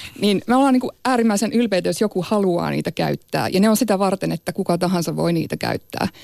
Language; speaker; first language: Finnish; non-native, local second language; Northern Sami